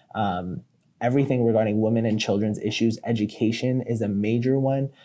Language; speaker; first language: English; native; English